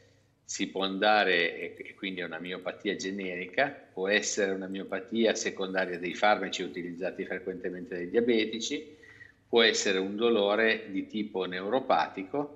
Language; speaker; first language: Italian; native; Italian